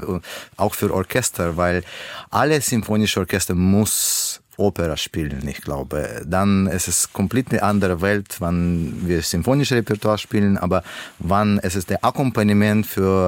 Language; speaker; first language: German; non-native, fluent; Russian